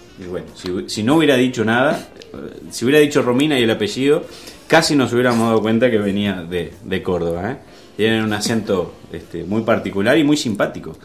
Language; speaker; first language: Spanish; native; Spanish